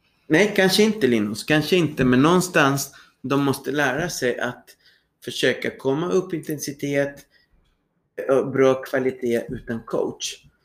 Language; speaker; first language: Swedish; non-native, fluent; Spanish